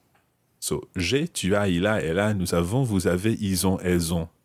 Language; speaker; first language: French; non-native, fluent; English